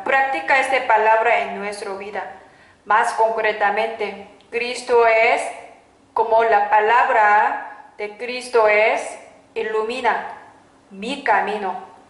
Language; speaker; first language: Spanish; non-native, fluent; Korean